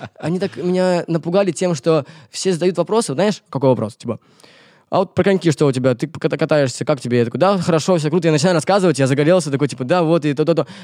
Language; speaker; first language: Russian; native; Russian